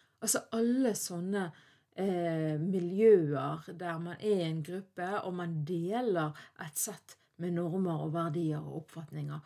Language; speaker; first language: Norwegian; early bilingual, other home language; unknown